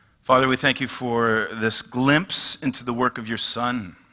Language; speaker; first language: English; native; English